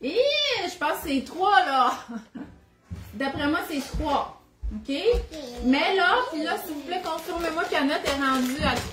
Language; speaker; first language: French; native; French